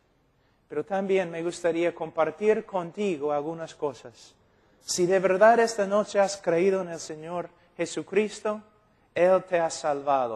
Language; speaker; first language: Spanish; non-native, fluent; English